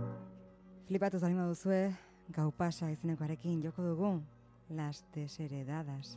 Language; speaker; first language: Basque; native; Basque